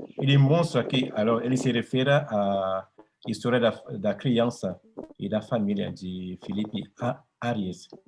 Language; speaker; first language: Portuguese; non-native, fluent; French